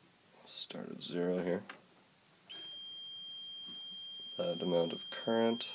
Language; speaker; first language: English; native; English